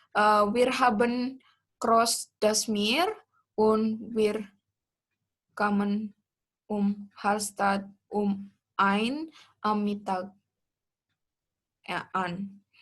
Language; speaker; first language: German; non-native, learner; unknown